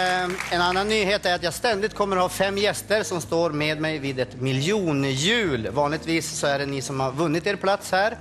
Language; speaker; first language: Swedish; native; Swedish